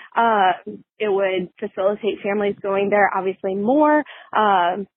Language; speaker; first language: English; native; English